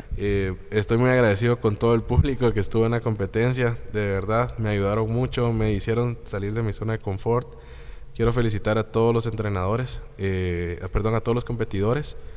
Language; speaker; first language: Spanish; native; Spanish